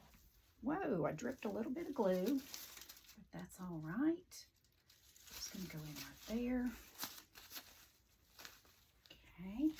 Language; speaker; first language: English; native; English